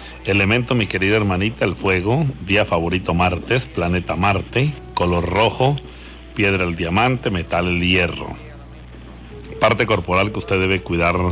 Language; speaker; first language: Spanish; native; Spanish